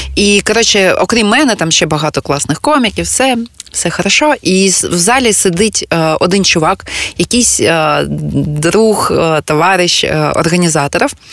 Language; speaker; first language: Ukrainian; non-native, local second language; Russian